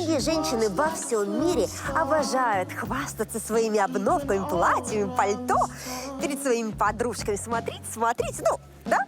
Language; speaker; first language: Russian; native; Russian